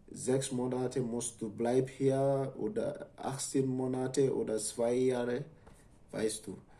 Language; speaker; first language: German; non-native, learner; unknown